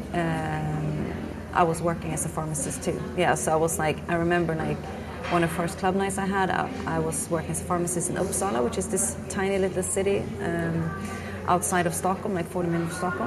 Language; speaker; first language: English; non-native, fluent; Swedish